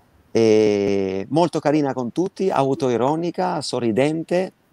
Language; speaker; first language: Italian; non-native, fluent; Albanian